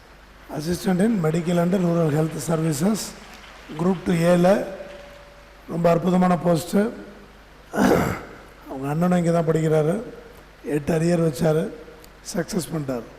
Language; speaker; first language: Tamil; native; Tamil